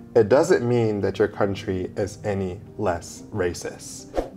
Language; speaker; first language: English; native; English